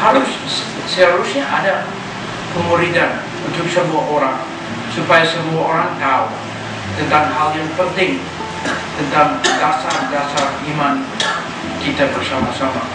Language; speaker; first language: Indonesian; non-native, fluent; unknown